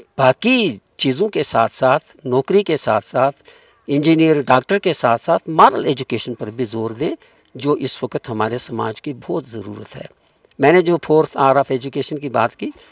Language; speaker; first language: Hindi; non-native, local second language; Kashmiri